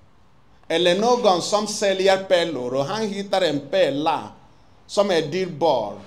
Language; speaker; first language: Swedish; non-native, fluent; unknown